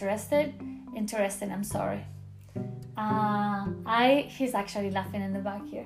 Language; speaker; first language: English; non-native, fluent; Spanish